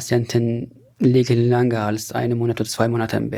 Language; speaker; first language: German; non-native, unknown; Arabic